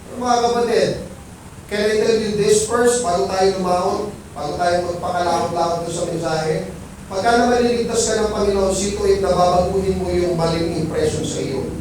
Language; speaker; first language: Filipino; non-native, local second language; Iloko